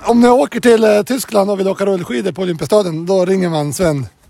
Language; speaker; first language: Swedish; native; Swedish